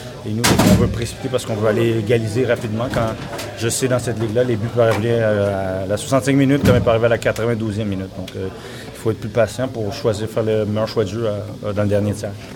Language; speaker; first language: French; native; French